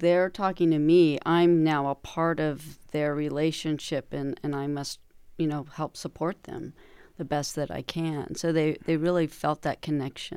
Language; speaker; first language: English; native; English